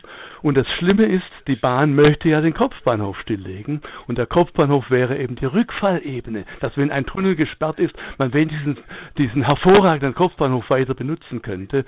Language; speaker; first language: German; native; German